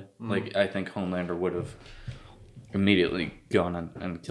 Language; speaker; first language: English; native; English